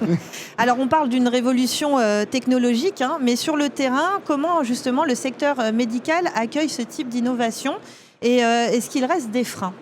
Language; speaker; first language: French; native; French